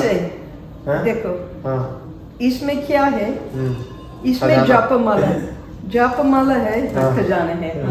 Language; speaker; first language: Hindi; non-native, fluent; English